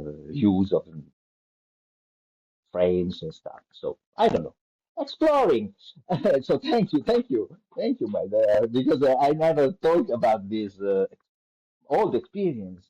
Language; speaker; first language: English; non-native, learner; Italian